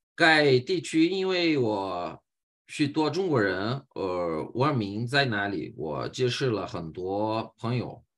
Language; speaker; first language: Chinese; non-native, fluent; Portuguese